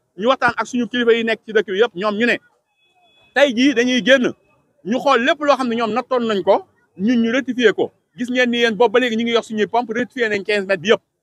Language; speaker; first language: Wolof; native; Wolof